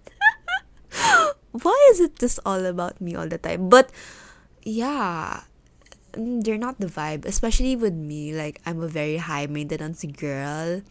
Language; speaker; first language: English; non-native, local second language; Filipino